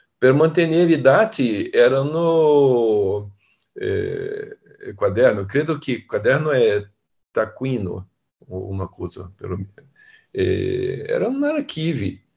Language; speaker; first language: Italian; non-native, learner; Portuguese